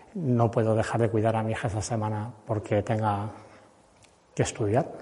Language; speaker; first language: Spanish; native; Spanish